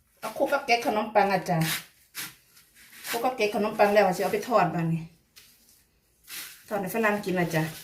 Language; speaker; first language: Thai; non-native, local second language; Lao